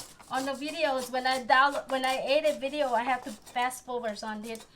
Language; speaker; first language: English; non-native, learner; Thai